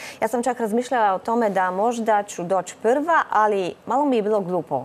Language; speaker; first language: Croatian; non-native, fluent; Polish